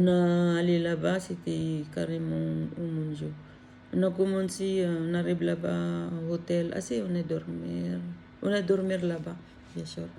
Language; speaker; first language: French; non-native, learner; Filipino